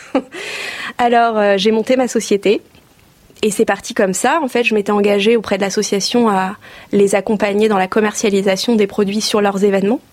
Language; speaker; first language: French; native; French